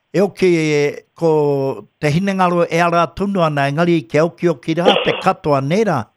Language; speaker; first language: Māori; native; Māori